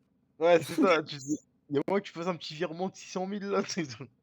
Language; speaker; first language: French; native; French